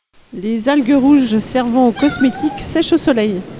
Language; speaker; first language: French; native; French